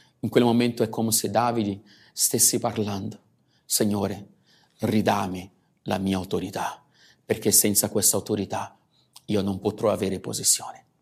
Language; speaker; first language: Italian; non-native, fluent; Portuguese